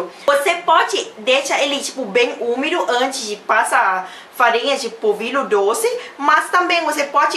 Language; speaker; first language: Portuguese; non-native, learner; Thai